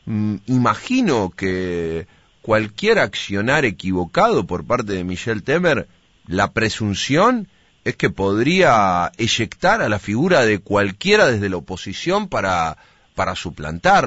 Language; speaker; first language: Spanish; native; Spanish